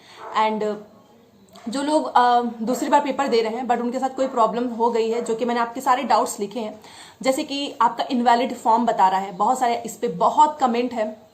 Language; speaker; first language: Hindi; native; Hindi